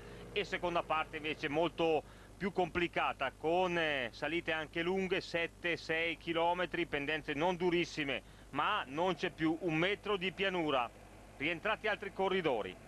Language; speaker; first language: Italian; native; Italian